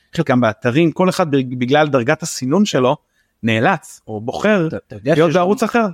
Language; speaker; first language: Hebrew; native; Hebrew